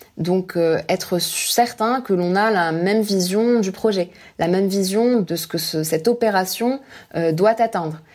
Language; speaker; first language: French; non-native, local second language; Arabic